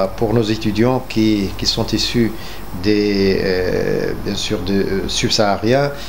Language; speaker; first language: French; non-native, local second language; Arabic